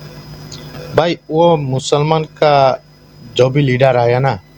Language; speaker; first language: Hindi; non-native, fluent; Bangla